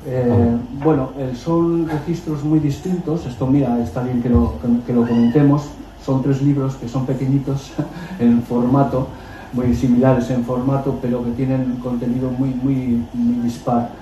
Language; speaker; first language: Spanish; native; Spanish